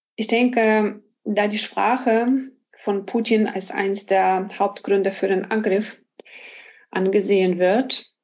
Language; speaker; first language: German; non-native, fluent; Ukrainian